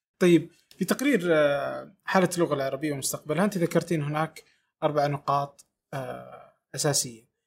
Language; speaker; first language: Arabic; native; Arabic